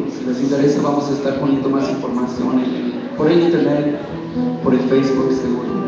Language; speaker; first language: Spanish; native; Spanish